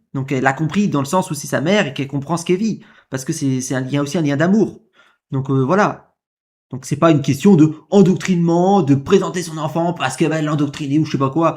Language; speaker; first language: French; native; French